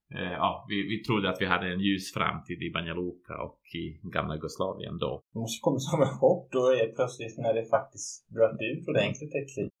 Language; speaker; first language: Swedish; non-native, fluent; Bosnian